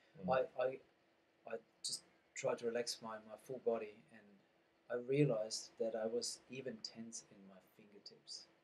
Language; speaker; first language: English; non-native, fluent; German